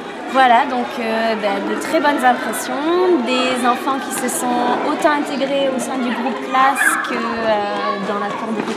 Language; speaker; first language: French; native; French